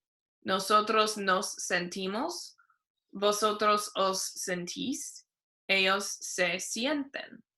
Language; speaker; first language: Spanish; non-native, fluent; English